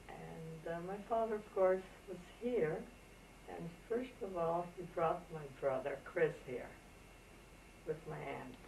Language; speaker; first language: English; early bilingual, other home language; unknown